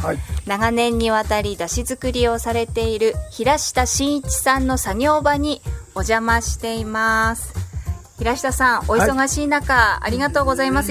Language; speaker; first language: Japanese; native; Japanese